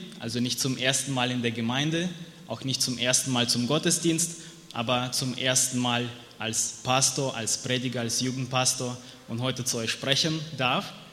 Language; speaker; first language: German; non-native, fluent; Russian